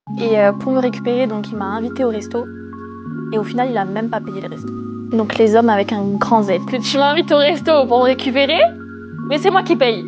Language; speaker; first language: French; early bilingual, other home language; Malagasy